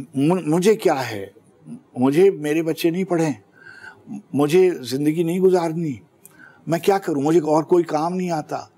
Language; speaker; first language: Urdu; native; Urdu